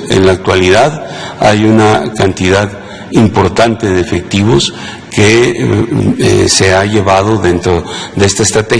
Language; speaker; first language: Spanish; native; Spanish